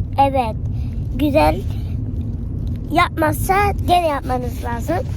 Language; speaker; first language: Turkish; early bilingual, heritage; Turkish